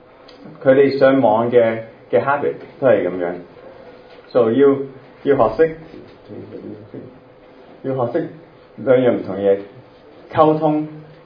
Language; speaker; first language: Cantonese; early bilingual, other home language; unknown